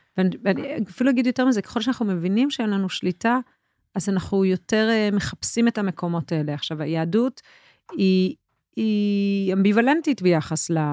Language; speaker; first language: Hebrew; native; Hebrew